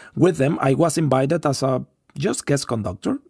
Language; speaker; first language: English; non-native, fluent; Spanish